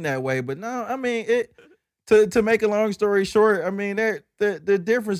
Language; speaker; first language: English; native; English